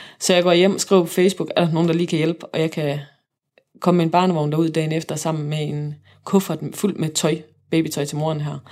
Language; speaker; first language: Danish; native; Danish